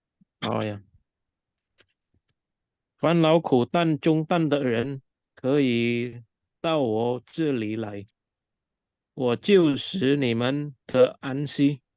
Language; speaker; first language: Chinese; non-native, learner; Indonesian